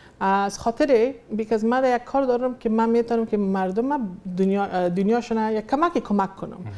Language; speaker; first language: Persian; early bilingual, heritage; Persian